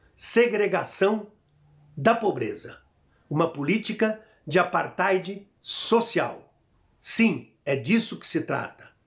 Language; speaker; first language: Portuguese; native; Portuguese